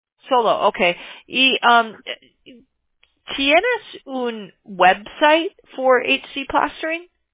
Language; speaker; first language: Spanish; non-native, learner; English